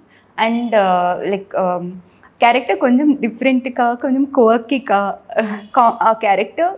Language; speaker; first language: Telugu; non-native, learner; Tamil